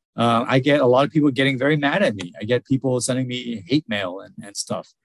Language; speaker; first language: English; early bilingual, other home language; Vietnamese